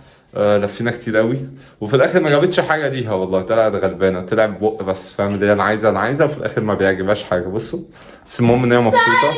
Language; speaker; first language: Arabic; native; Arabic